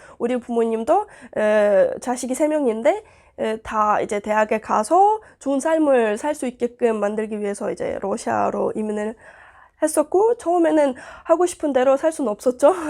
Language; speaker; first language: Korean; non-native, fluent; Azerbaijani